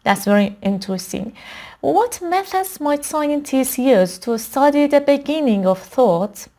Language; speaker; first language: English; non-native, fluent; Persian